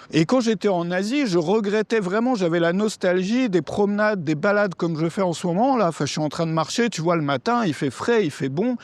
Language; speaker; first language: French; native; French